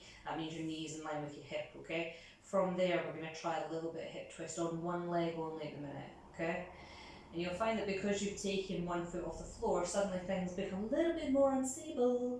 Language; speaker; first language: English; native; English